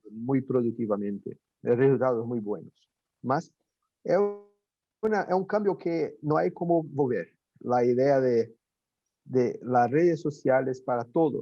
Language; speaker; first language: Spanish; non-native, fluent; Portuguese